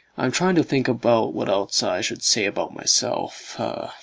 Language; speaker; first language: English; native; English